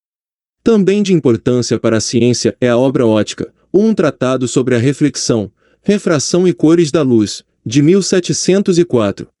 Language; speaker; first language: Portuguese; native; Portuguese